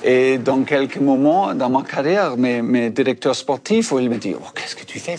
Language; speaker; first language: French; non-native, fluent; German